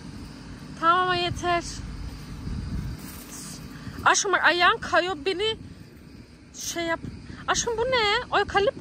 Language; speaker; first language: Turkish; early bilingual, heritage; Turkish